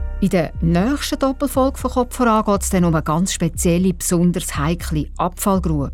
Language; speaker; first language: German; native; German